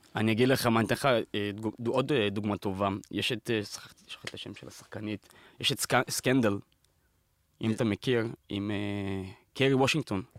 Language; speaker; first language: Hebrew; native; Hebrew